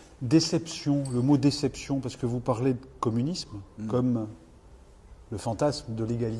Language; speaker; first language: French; native; French